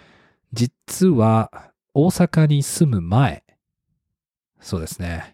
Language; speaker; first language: Japanese; non-native, fluent; English